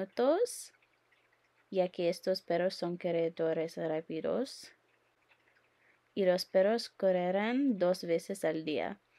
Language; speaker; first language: Spanish; non-native, learner; English